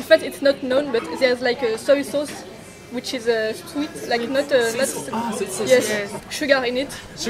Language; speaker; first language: English; non-native, learner; French